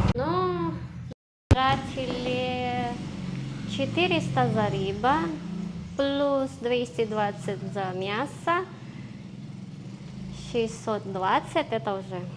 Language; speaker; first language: Russian; non-native, learner; Filipino